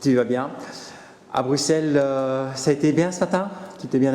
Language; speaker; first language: French; native; French